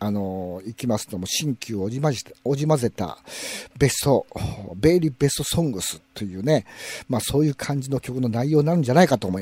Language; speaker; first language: Japanese; native; Japanese